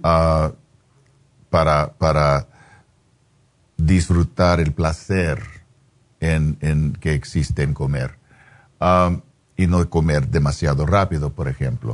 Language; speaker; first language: Spanish; non-native, fluent; English